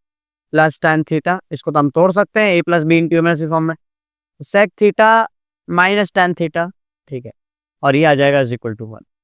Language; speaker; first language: Hindi; non-native, local second language; Gujarati